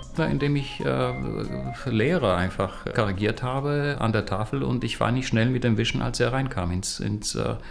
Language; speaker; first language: German; non-native, fluent; Romanian